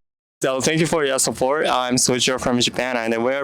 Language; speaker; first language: English; non-native, learner; Japanese